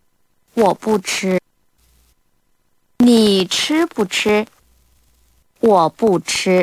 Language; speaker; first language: Chinese; non-native, learner; Korean